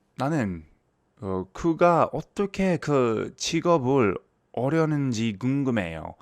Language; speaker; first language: Korean; non-native, fluent; English